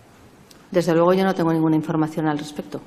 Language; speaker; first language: Spanish; native; Spanish